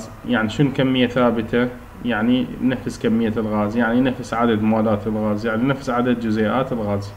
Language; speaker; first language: Arabic; native; Arabic